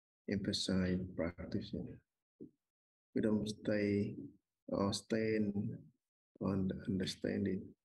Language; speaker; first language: English; non-native, learner; Vietnamese